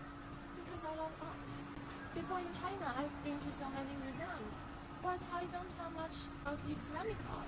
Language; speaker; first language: English; non-native, learner; Chinese